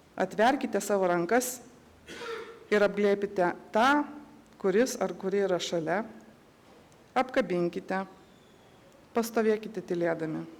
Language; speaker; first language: Lithuanian; native; Lithuanian